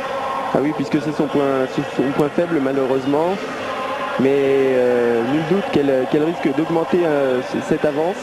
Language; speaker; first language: French; native; French